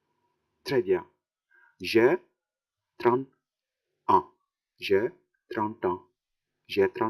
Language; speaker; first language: French; non-native, fluent; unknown